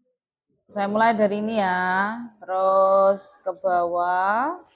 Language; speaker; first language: Indonesian; native; Indonesian